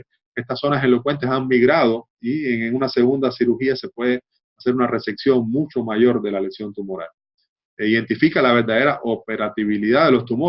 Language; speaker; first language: Spanish; native; Spanish